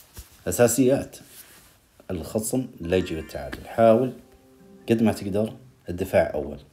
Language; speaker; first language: Arabic; native; Arabic